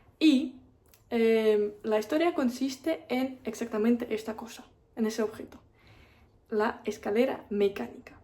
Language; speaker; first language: Spanish; non-native, fluent; Russian